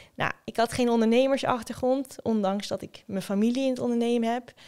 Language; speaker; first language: Dutch; native; Dutch